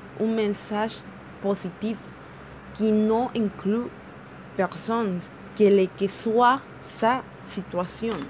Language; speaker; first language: French; non-native, learner; Spanish